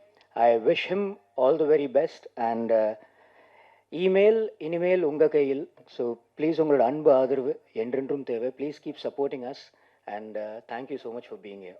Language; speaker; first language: Tamil; native; Tamil